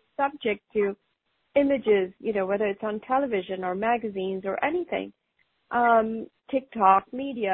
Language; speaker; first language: English; non-native, local second language; Hindi